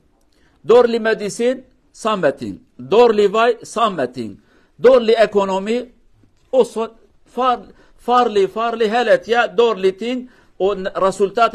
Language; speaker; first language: Norwegian; non-native, learner; Kurdish